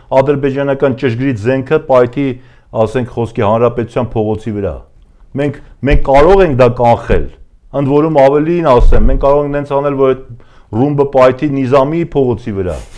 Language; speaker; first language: Armenian; native; Armenian